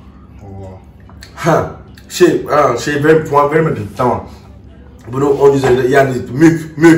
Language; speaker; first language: Turkish; non-native, learner; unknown